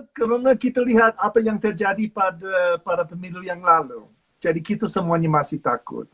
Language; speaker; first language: Indonesian; non-native, fluent; English